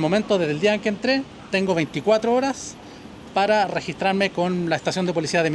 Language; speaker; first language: Spanish; native; Spanish